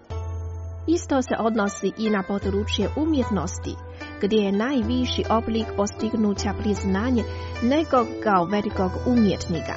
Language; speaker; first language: Croatian; non-native, fluent; Chinese